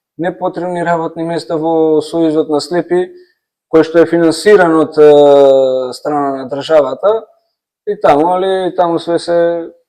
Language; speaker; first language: Macedonian; native; Macedonian